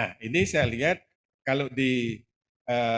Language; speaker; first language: Indonesian; native; Indonesian